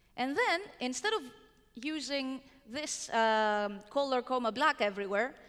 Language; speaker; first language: English; non-native, fluent; Greek